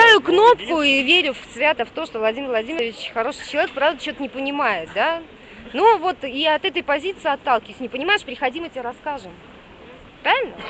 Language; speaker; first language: Russian; native; Russian